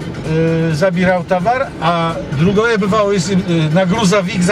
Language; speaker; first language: Russian; non-native, learner; Polish